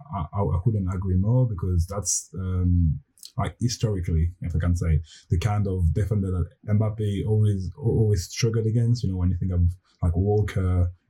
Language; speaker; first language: English; non-native, fluent; French